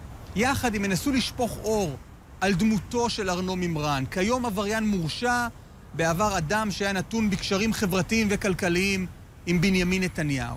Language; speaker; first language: Hebrew; native; Hebrew